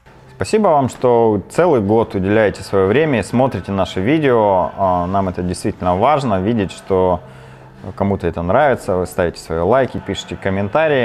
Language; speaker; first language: Russian; native; Russian